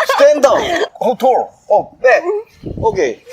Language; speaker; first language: English; non-native, learner; Korean